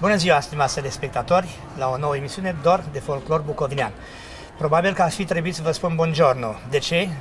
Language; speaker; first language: Romanian; native; Romanian